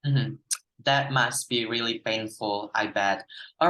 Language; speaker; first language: English; non-native, fluent; Indonesian